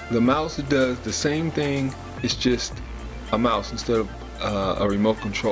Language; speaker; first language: English; native; English